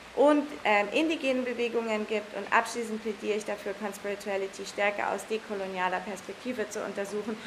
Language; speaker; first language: German; non-native, fluent; English